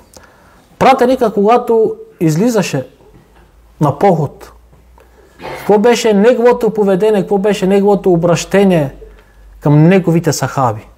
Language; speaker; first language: Bulgarian; non-native, local second language; Turkish